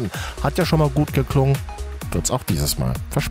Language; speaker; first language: German; native; German